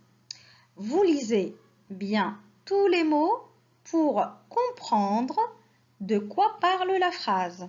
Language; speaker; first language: French; non-native, local second language; Arabic